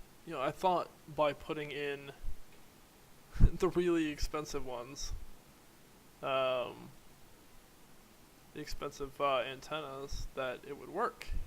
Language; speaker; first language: English; native; English